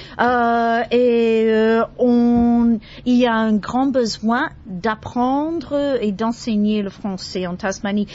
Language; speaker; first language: French; non-native, fluent; English